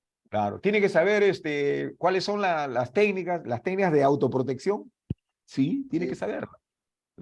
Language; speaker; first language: Spanish; native; Spanish